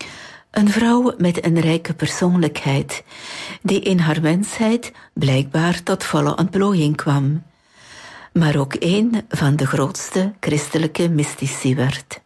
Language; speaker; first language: Dutch; native; Dutch